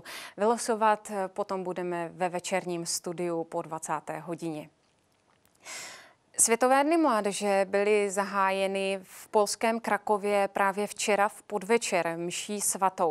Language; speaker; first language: Czech; native; Czech